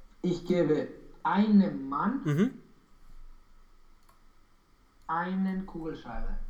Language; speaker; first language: German; non-native, learner; Romanian